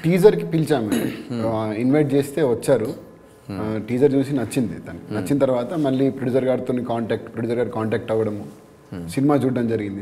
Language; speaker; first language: Telugu; native; Telugu